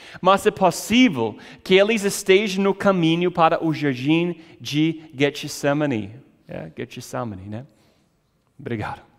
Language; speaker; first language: Portuguese; non-native, fluent; English